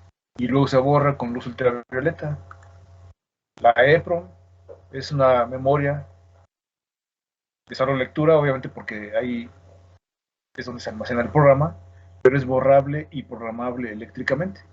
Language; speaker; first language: Spanish; native; Spanish